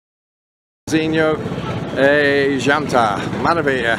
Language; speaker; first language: Portuguese; non-native, learner; English